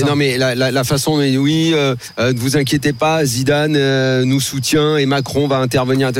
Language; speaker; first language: French; native; French